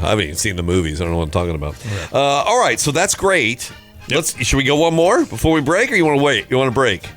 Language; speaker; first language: English; native; English